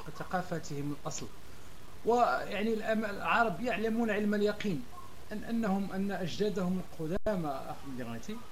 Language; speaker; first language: Arabic; non-native, local second language; Berber languages